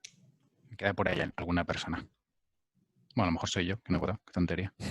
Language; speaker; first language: Spanish; native; Spanish